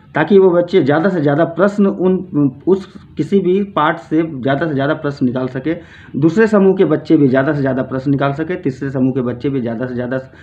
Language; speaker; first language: Hindi; native; Hindi